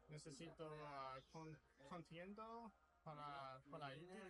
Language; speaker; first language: Spanish; non-native, learner; English